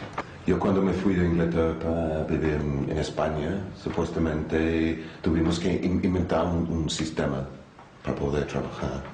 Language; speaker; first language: Spanish; non-native, fluent; English